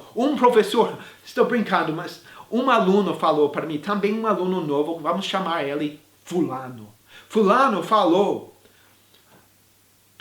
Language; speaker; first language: Portuguese; non-native, fluent; English